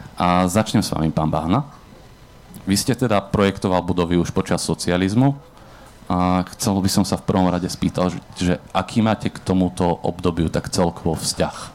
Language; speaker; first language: Slovak; native; Slovak